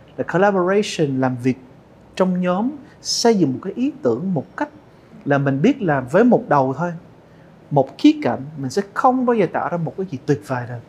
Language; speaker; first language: Vietnamese; early bilingual, heritage; Vietnamese